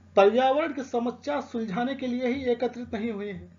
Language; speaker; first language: Hindi; non-native, local second language; Telugu